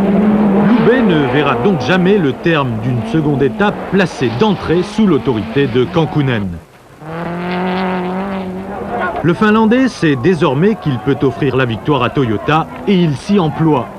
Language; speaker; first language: French; native; French